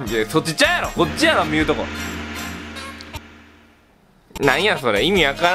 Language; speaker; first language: Japanese; native; Japanese